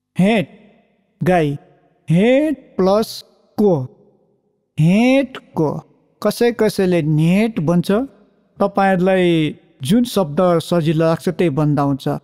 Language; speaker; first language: Nepali; non-native, local second language; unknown